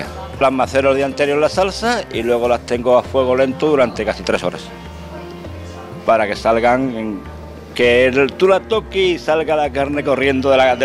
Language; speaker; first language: Spanish; native; Spanish